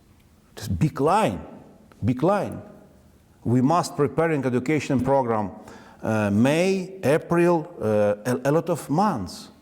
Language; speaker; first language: English; non-native, learner; Ukrainian